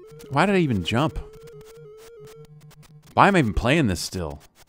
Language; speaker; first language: English; native; English